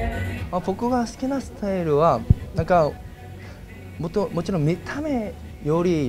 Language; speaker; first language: Japanese; non-native, fluent; Korean